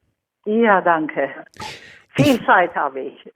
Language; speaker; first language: German; non-native, fluent; Swedish